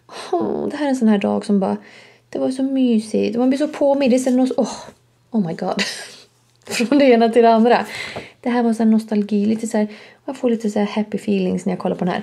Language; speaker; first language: Swedish; native; Swedish